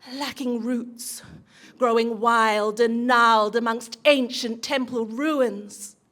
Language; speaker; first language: English; early bilingual, other home language; Thai